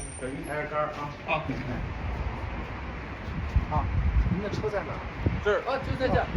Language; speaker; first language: Chinese; native; Chinese